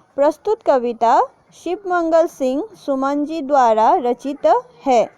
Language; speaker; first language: Hindi; non-native, local second language; Assamese